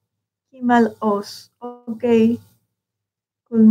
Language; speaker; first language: English; non-native, learner; Spanish